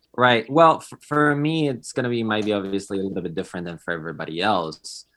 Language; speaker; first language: English; non-native, fluent; Polish